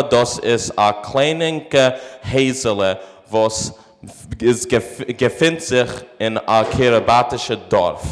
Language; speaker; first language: German; non-native, fluent; English